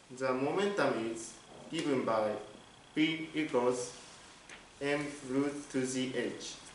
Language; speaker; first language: English; non-native, learner; Japanese